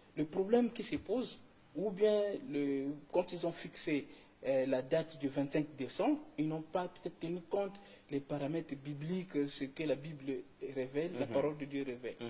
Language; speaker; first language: French; non-native, local second language; Kongo